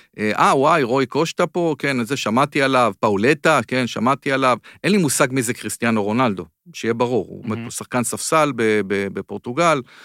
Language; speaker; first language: Hebrew; native; Hebrew